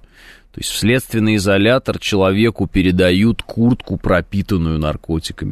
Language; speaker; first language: Russian; native; Russian